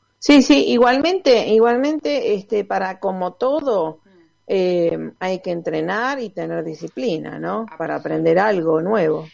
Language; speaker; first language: Spanish; native; Spanish